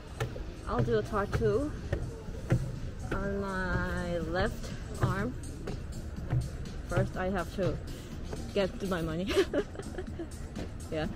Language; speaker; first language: English; non-native, fluent; Korean